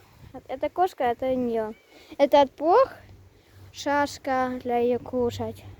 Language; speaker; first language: Russian; early bilingual, heritage; Russian